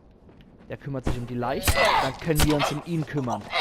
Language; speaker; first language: German; native; German